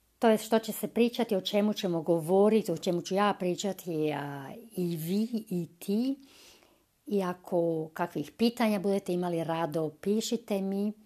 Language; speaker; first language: Croatian; early bilingual, heritage; Croatian